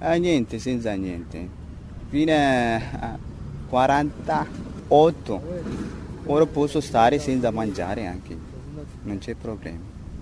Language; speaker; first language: Italian; non-native, learner; Tigrinya